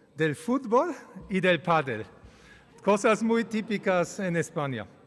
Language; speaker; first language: Spanish; early bilingual, other home language; German